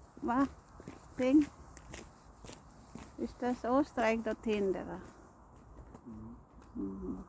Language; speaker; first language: German; non-native, learner; Filipino